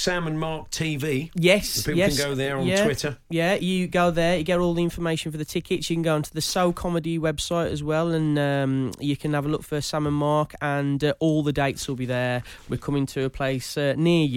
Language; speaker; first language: English; native; English